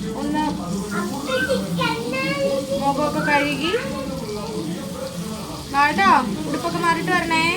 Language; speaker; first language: Malayalam; native; Malayalam